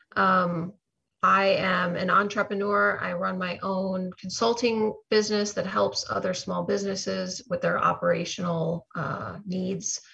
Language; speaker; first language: English; native; English